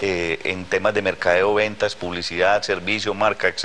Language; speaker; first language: Spanish; native; Spanish